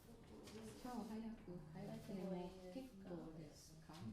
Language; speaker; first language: Japanese; non-native, learner; English